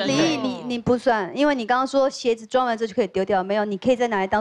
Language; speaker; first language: Chinese; native; Chinese